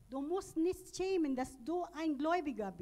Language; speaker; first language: German; non-native, learner; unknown